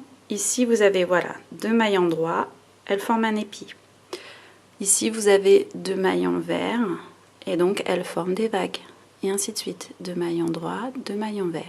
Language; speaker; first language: French; native; French